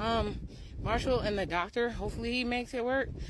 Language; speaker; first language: English; native; English